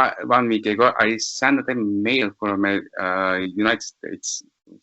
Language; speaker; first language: English; non-native, learner; Turkish